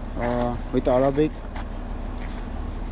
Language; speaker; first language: English; non-native, learner; Armenian